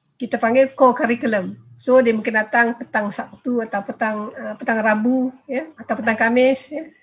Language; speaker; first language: Malay; native; Malay